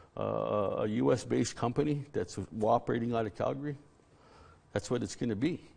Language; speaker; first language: English; native; English